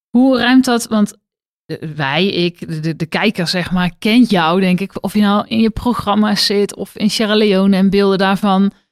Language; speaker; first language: Dutch; native; Dutch